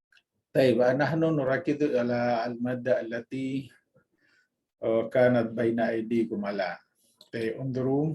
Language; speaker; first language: Arabic; non-native, fluent; Indonesian